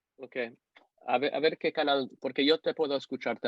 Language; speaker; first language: Spanish; non-native, fluent; English